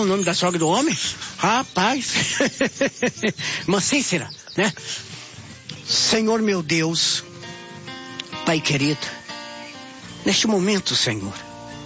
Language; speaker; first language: Portuguese; native; Portuguese